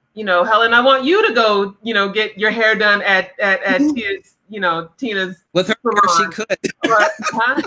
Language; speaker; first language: English; native; English